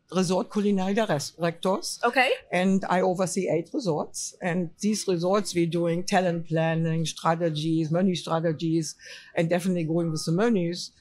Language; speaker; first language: English; non-native, fluent; German